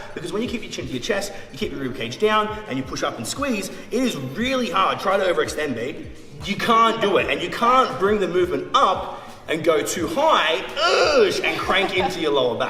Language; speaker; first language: English; native; English